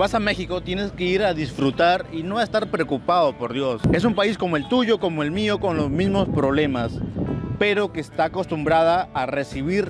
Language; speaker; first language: Spanish; native; Spanish